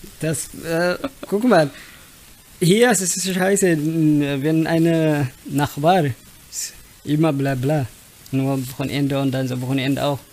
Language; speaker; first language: German; non-native, learner; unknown